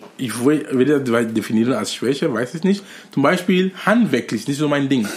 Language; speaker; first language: German; non-native, fluent; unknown